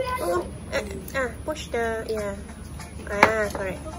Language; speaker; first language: English; non-native, local second language; Malay